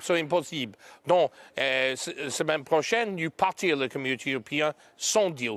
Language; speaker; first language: French; non-native, learner; English